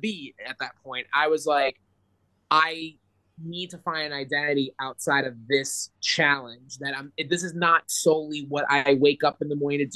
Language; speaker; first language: English; native; English